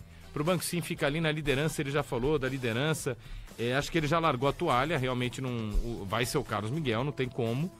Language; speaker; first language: Portuguese; native; Portuguese